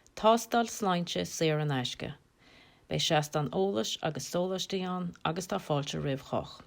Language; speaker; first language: Irish; native; Irish